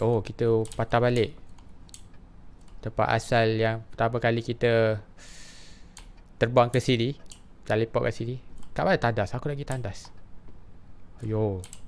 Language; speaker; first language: Malay; native; Malay